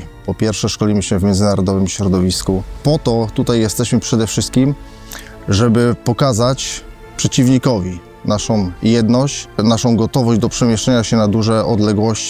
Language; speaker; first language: Polish; native; Polish